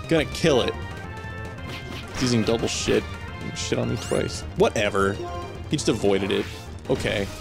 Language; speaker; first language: English; native; English